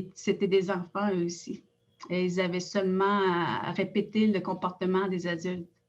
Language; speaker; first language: French; non-native, local second language; Innu-aimun